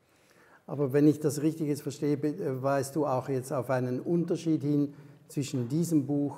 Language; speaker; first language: German; native; German